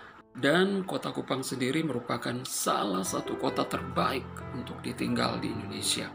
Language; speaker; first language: Indonesian; non-native, fluent; Persian